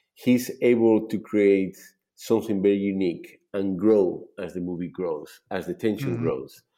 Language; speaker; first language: English; non-native, fluent; Spanish